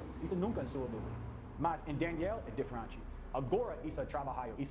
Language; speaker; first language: Portuguese; non-native, learner; English